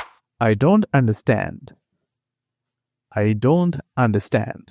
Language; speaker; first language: English; non-native, fluent; Bangla